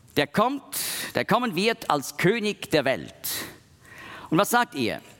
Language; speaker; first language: German; native; German